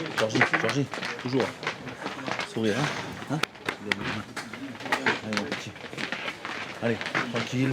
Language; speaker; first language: French; native; French